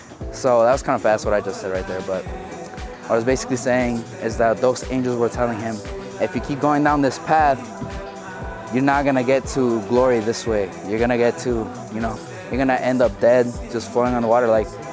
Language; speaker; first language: English; native; English